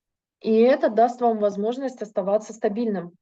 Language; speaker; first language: Russian; native; Russian